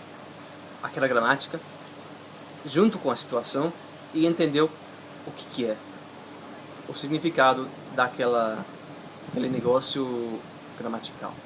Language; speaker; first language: Portuguese; non-native, fluent; English